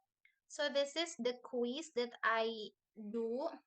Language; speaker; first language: English; non-native, learner; Indonesian